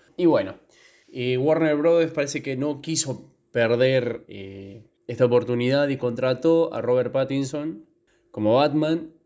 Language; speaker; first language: Spanish; native; Spanish